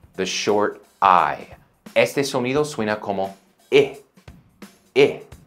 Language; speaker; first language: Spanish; non-native, fluent; English